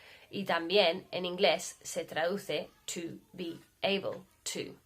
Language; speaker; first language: Spanish; non-native, fluent; English